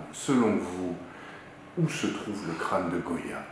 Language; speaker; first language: French; native; French